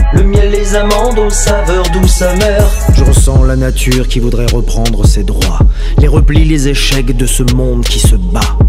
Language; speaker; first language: French; native; French